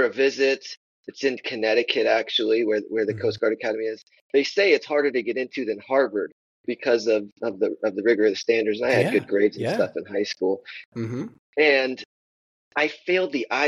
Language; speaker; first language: English; native; English